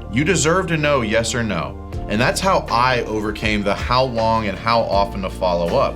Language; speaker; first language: English; native; English